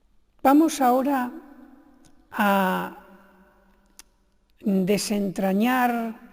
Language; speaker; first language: Spanish; native; Spanish